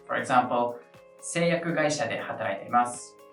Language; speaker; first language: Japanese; non-native, fluent; English